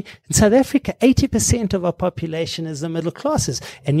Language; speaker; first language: English; native; English